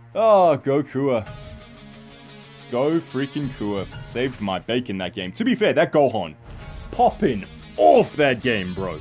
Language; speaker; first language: English; native; English